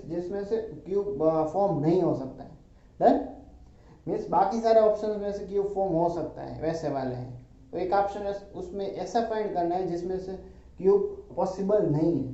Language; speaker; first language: Hindi; non-native, local second language; Gujarati